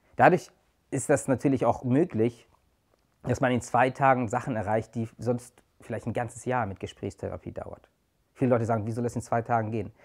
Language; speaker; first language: German; non-native, fluent; Persian